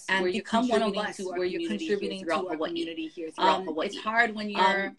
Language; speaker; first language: English; native; English